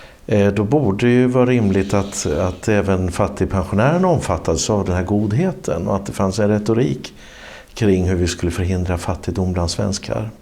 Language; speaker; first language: Swedish; native; Swedish